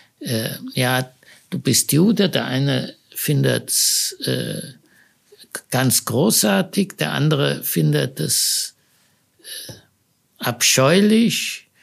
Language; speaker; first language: German; native; German